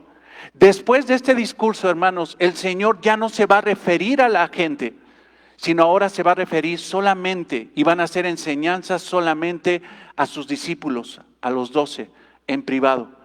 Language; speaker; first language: Spanish; native; Spanish